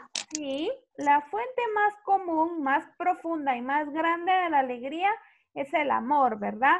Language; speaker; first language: Spanish; native; Spanish